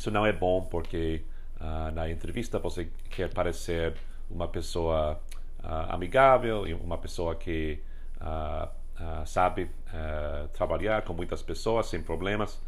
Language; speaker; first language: Portuguese; non-native, fluent; English